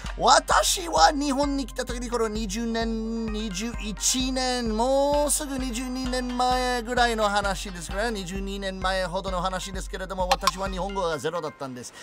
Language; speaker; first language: Japanese; non-native, fluent; English